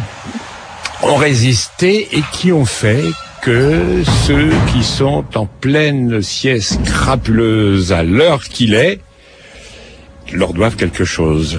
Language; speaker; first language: French; native; French